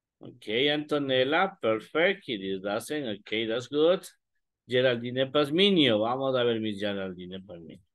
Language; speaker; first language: English; non-native, learner; Spanish